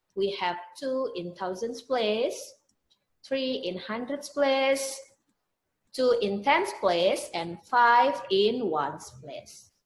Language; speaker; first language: English; non-native, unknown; Indonesian